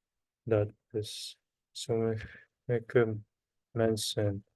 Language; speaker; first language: Dutch; non-native, learner; Korean